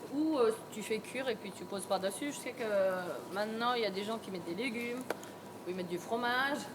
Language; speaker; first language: French; early bilingual, other home language; Korean